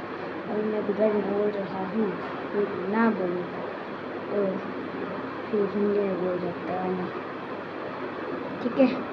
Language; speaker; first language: Hindi; non-native, local second language; Gujarati